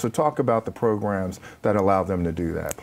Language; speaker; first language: English; native; English